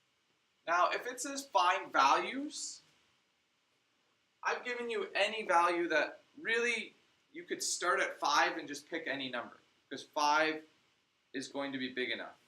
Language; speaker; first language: English; native; English